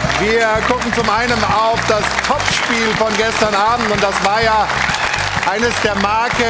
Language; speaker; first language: German; native; German